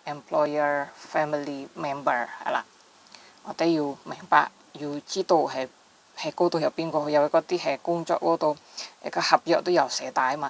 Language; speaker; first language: Cantonese; non-native, fluent; Indonesian